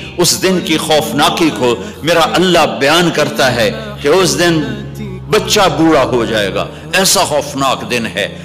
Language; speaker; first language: Urdu; non-native, local second language; Punjabi